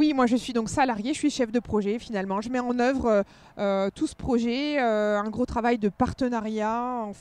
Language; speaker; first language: French; native; French